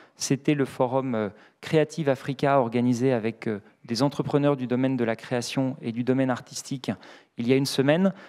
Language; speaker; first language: French; native; French